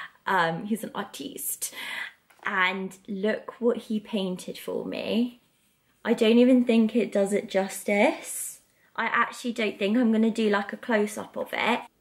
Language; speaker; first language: English; native; English